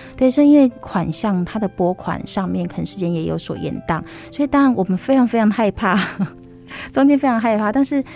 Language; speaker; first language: Chinese; native; Chinese